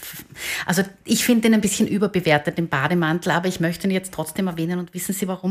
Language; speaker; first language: German; native; German